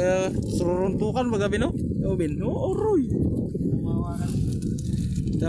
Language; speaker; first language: Filipino; non-native, local second language; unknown